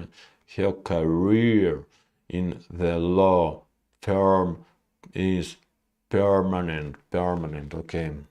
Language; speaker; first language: English; non-native, learner; Russian